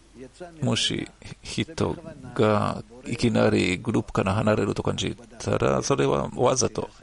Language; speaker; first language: Japanese; non-native, learner; Hebrew